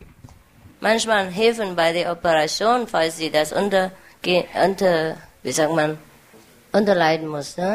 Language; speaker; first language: German; non-native, learner; Vietnamese